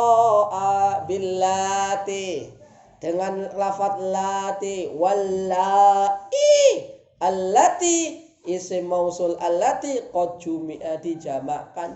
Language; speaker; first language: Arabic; non-native, fluent; Indonesian